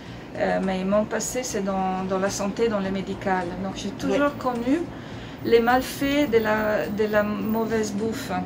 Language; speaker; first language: French; non-native, fluent; Italian